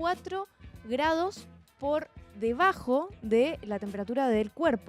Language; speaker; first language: Spanish; native; Spanish